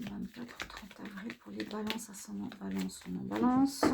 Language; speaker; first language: French; native; French